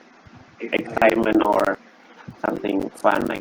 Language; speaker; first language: English; non-native, learner; Indonesian